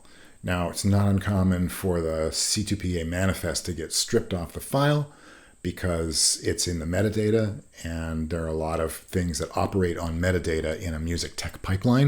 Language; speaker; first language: English; native; English